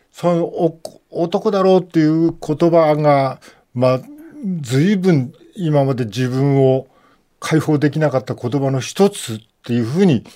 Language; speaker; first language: Japanese; native; Japanese